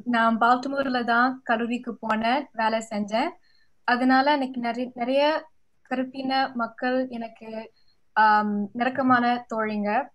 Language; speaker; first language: Tamil; early bilingual, heritage; Tamil